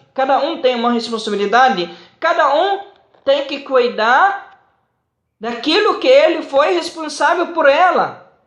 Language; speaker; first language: Portuguese; non-native, fluent; Arabic